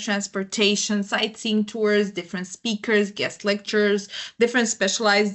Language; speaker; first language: English; non-native, fluent; Croatian